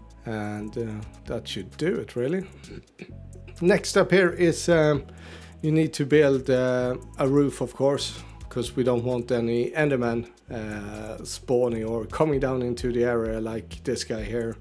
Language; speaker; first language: English; native; English